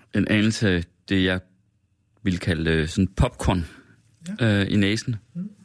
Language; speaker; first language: Danish; native; Danish